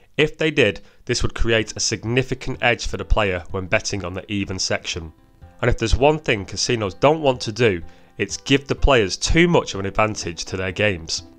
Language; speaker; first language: English; native; English